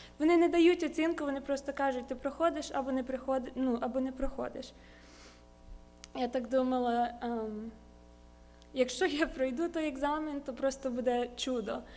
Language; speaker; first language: Ukrainian; early bilingual, heritage; Ukrainian